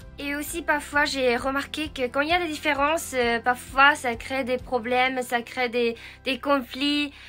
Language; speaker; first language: French; non-native, fluent; Japanese